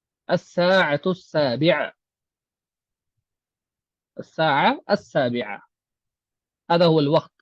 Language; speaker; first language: Arabic; non-native, fluent; Urdu